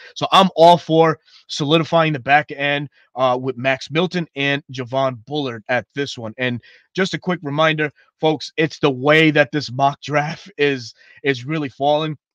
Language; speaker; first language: English; native; English